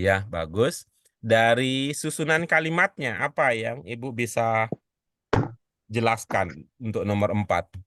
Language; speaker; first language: Indonesian; native; Indonesian